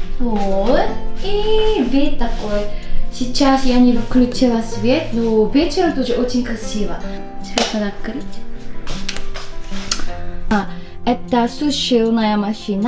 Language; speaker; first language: Russian; non-native, learner; Korean